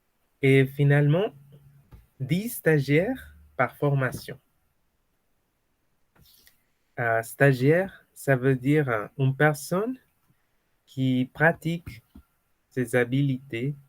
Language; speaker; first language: French; non-native, fluent; Spanish